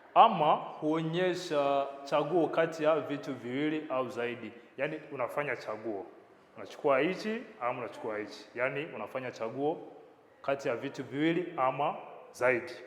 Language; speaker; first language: Swahili; non-native, local second language; Kinyarwanda